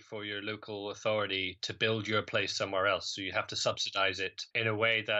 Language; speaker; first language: English; native; English